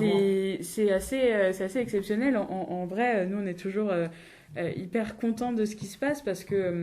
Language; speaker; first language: French; native; French